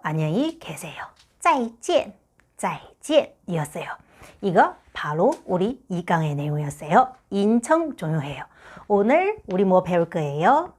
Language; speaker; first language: Korean; non-native, fluent; Chinese